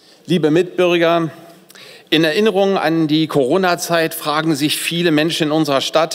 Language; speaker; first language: German; native; German